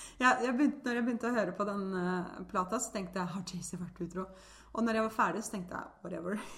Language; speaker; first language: Norwegian; early bilingual, other home language; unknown